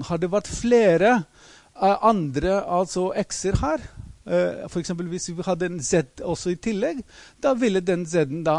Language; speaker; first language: Norwegian; non-native, fluent; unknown